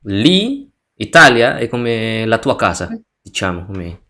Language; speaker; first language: Italian; non-native, learner; Indonesian